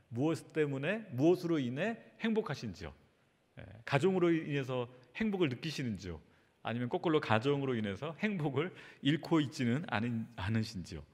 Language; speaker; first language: Korean; native; Korean